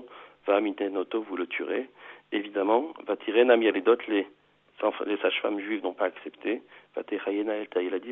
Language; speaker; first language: French; native; French